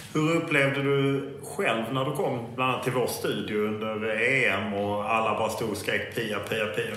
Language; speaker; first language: Swedish; native; Swedish